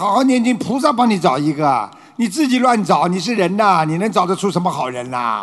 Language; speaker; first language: Chinese; native; Chinese